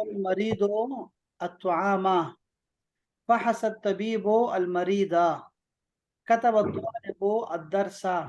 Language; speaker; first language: Arabic; non-native, fluent; Urdu